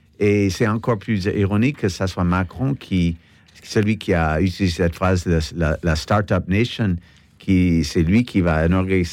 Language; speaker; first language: French; non-native, fluent; English